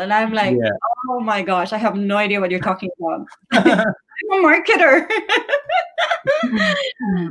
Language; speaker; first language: English; non-native, local second language; Filipino